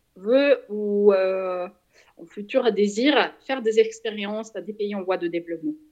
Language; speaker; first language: French; native; French